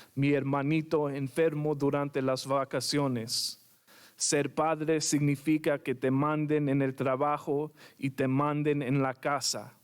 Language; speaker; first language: Spanish; early bilingual, heritage; Spanish